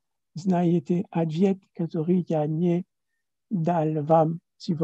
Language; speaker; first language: Russian; non-native, learner; French